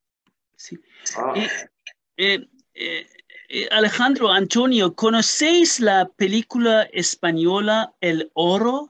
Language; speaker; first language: Spanish; non-native, learner; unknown